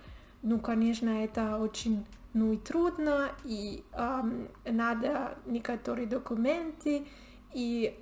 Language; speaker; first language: Russian; non-native, learner; Spanish